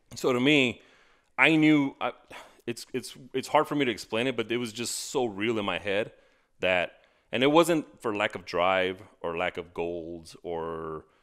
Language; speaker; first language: English; native; English